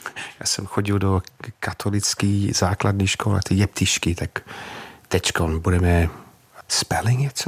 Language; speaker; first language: Czech; non-native, fluent; English